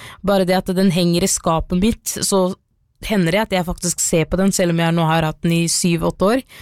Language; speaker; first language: Norwegian; early bilingual, other home language; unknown